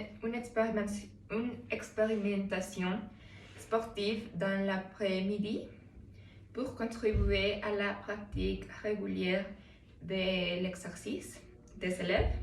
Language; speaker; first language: French; non-native, learner; Spanish